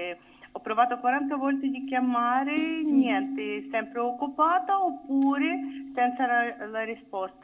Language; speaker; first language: Italian; non-native, learner; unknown